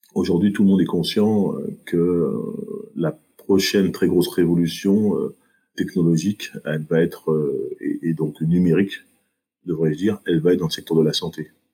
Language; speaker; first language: French; early bilingual, other home language; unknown